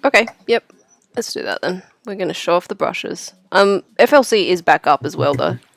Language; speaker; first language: English; native; English